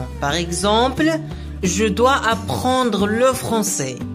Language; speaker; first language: French; non-native, local second language; Arabic